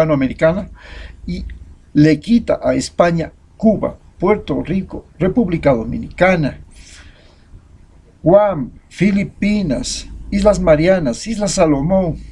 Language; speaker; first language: Spanish; native; Spanish